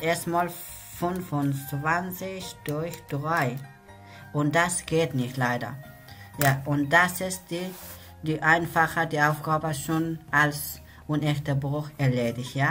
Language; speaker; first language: German; non-native, learner; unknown